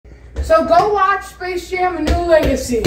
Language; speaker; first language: English; native; English